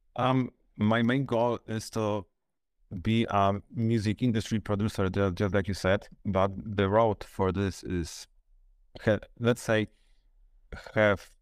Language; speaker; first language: English; non-native, fluent; Polish